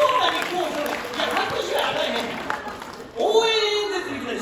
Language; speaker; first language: Japanese; native; Japanese